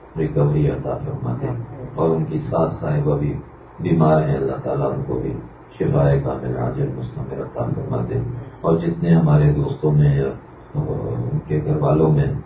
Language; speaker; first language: Urdu; native; Urdu